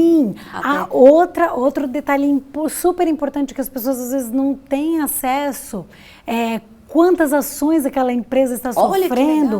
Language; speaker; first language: Portuguese; native; Portuguese